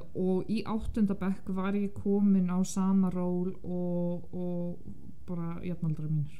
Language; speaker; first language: Icelandic; early bilingual, other home language; Polish